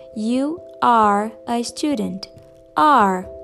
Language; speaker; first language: English; non-native, fluent; Portuguese